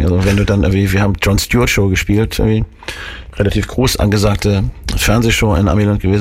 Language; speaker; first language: German; native; German